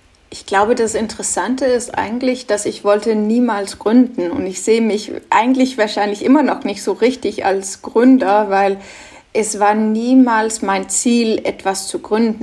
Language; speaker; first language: German; non-native, fluent; Danish